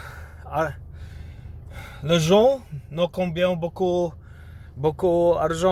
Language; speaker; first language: French; non-native, learner; Polish